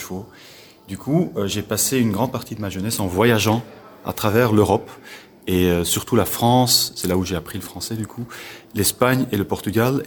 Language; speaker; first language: French; non-native, local second language; Dutch